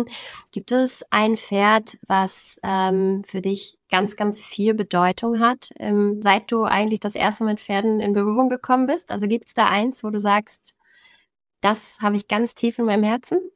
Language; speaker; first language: German; native; German